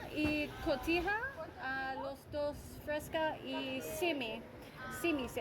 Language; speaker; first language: Spanish; non-native, learner; English